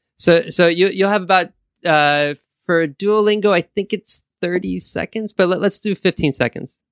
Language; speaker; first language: English; native; English